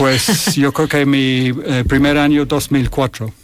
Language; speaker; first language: Spanish; non-native, fluent; English